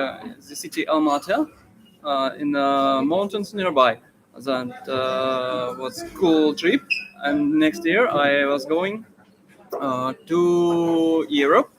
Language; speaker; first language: English; non-native, learner; Russian